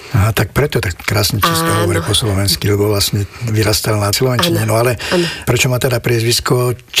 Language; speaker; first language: Slovak; native; Slovak